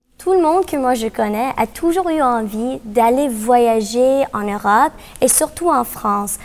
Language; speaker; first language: French; non-native, local second language; English